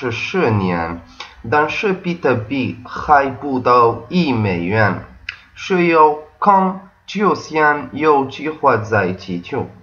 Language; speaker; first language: Chinese; non-native, learner; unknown